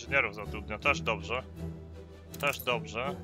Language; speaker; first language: Polish; native; Polish